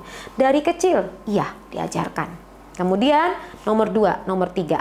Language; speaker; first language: Indonesian; native; Indonesian